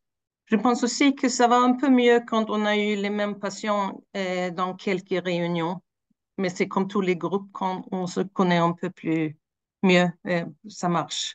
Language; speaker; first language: French; non-native, fluent; Swedish